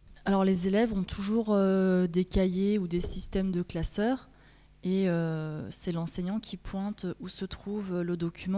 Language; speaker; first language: French; native; French